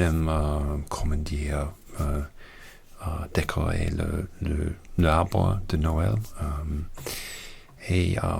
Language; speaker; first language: French; non-native, learner; English